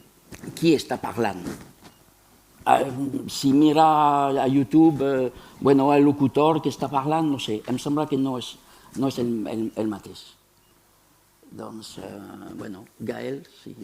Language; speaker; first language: Catalan; non-native, fluent; French